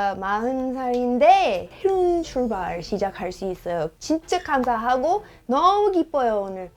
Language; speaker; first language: Korean; non-native, learner; English